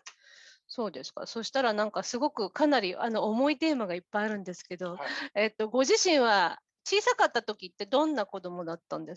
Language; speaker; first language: Japanese; native; Japanese